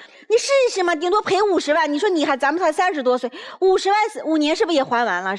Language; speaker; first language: Chinese; native; Chinese